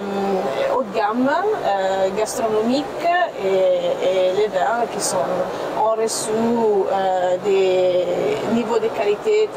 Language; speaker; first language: French; non-native, fluent; Italian